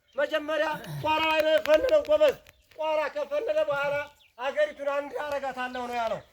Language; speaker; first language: Amharic; native; Amharic